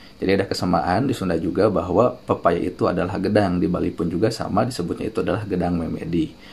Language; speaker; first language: Indonesian; non-native, local second language; Sundanese